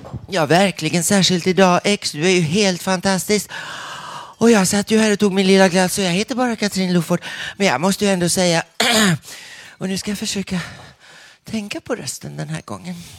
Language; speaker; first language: Swedish; native; Swedish